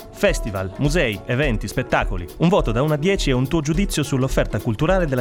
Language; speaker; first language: Italian; non-native, learner; Polish